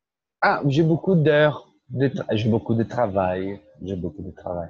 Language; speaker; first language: French; non-native, fluent; Portuguese